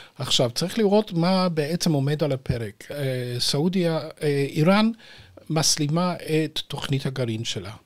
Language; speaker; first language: Hebrew; native; Hebrew